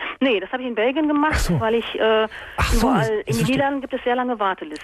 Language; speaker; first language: German; native; German